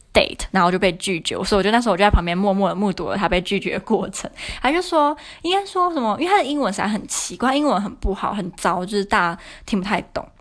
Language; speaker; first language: Chinese; native; Chinese